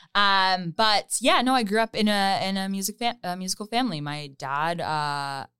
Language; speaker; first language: English; native; English